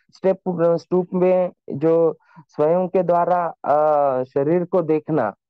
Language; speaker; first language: Hindi; non-native, local second language; Marathi